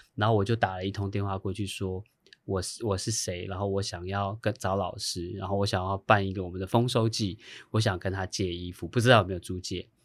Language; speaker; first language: Chinese; native; Chinese